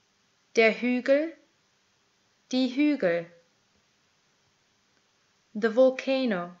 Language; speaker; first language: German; native; German